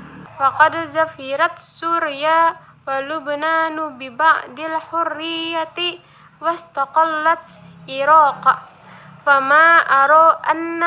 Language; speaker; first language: Arabic; non-native, learner; Indonesian